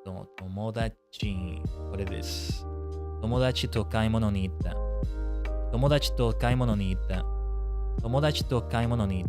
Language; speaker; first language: Japanese; non-native, learner; English